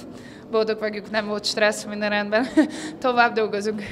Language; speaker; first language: Hungarian; non-native, learner; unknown